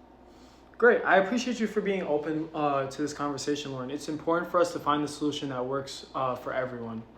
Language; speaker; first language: English; native; English